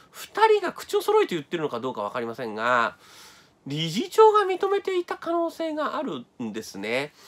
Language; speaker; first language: Japanese; native; Japanese